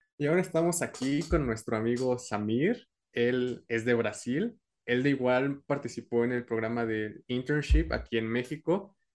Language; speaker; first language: Spanish; native; Spanish